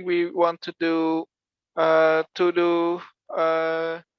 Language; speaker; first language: English; non-native, learner; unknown